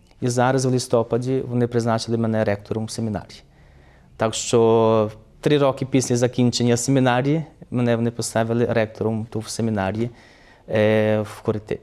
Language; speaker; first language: Ukrainian; early bilingual, heritage; Ukrainian